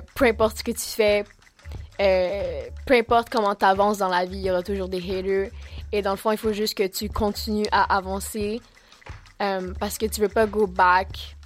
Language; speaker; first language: French; early bilingual, heritage; French